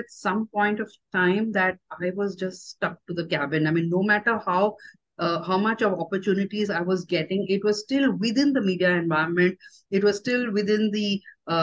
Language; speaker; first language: English; non-native, local second language; Tamil